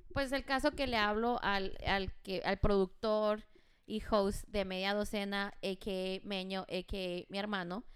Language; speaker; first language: Spanish; early bilingual, heritage; Spanish